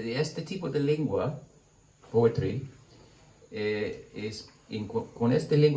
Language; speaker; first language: Spanish; non-native, learner; English